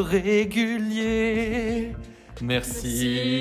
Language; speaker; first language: French; native; French